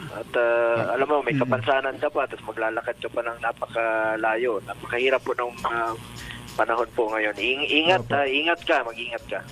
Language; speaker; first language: Filipino; non-native, local second language; Cebuano